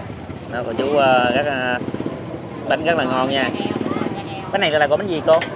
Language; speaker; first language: Vietnamese; native; Vietnamese